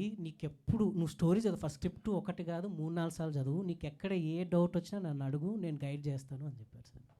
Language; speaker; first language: Telugu; native; Telugu